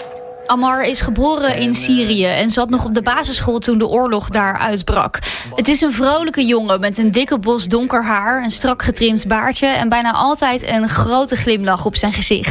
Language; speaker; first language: Dutch; native; Dutch